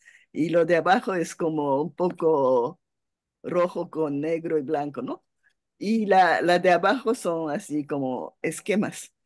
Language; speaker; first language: Spanish; non-native, fluent; Japanese